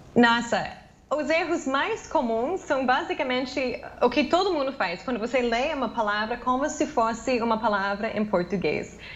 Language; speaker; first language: Portuguese; non-native, fluent; English